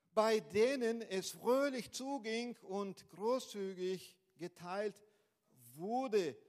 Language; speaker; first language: German; non-native, fluent; Portuguese